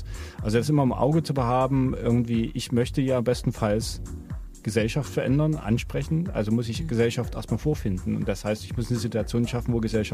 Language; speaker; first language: German; native; German